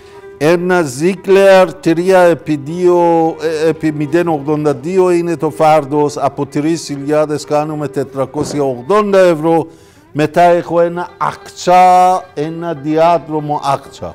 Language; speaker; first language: Greek; non-native, learner; Persian